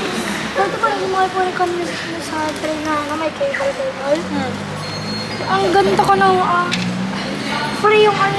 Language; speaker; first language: Filipino; early bilingual, heritage; Filipino